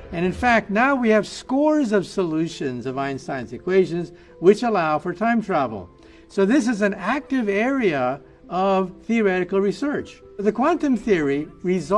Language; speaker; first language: English; native; English